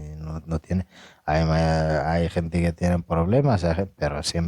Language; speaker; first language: Spanish; non-native, fluent; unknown